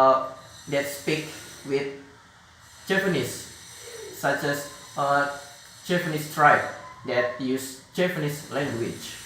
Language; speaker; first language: English; non-native, learner; Javanese